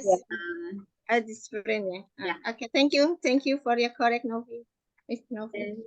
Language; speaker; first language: English; non-native, learner; Indonesian